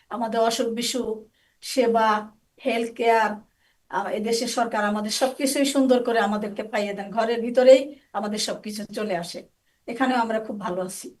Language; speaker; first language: Bangla; native; Bangla